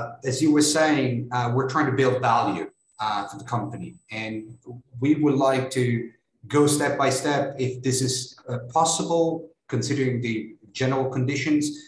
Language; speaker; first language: English; non-native, fluent; Italian